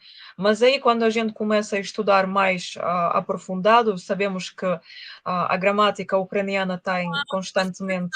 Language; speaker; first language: Portuguese; non-native, fluent; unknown